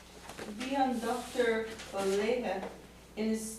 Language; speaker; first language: Irish; non-native, learner; English